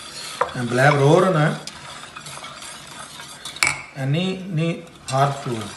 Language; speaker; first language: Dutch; non-native, learner; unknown